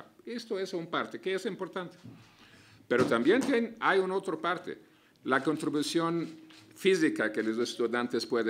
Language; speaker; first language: Spanish; non-native, fluent; Arabic